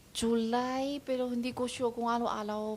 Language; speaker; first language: Filipino; non-native, fluent; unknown